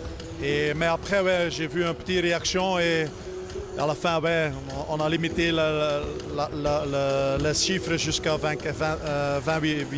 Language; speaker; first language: French; non-native, fluent; Dutch